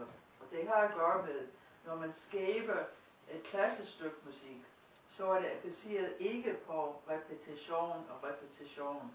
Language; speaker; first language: Danish; non-native, fluent; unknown